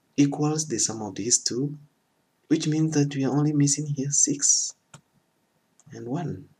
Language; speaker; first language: English; non-native, fluent; French